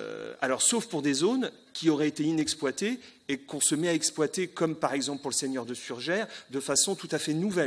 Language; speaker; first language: French; native; French